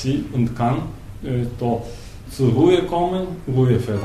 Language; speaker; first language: German; non-native, learner; Japanese